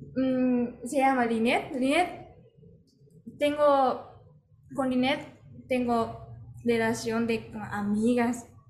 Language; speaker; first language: Spanish; non-native, learner; Japanese